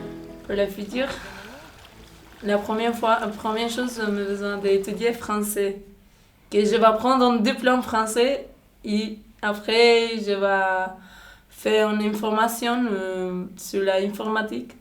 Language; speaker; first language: French; non-native, learner; Albanian